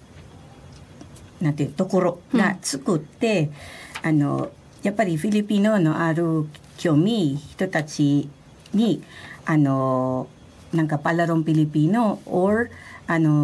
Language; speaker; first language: Japanese; non-native, fluent; Filipino